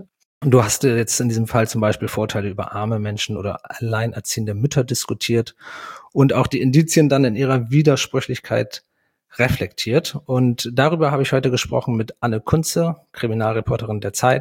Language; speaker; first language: German; native; German